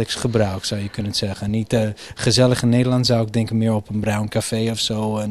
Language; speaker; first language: Dutch; non-native, fluent; English